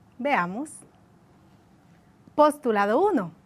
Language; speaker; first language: Spanish; native; Spanish